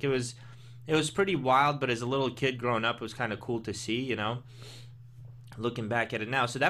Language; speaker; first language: English; early bilingual, other home language; Russian